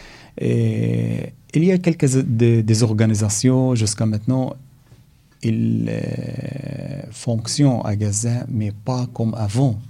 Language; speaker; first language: French; non-native, fluent; Arabic